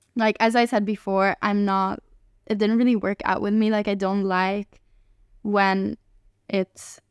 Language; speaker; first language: English; non-native, fluent; Hungarian